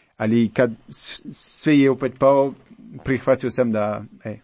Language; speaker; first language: Croatian; non-native, learner; French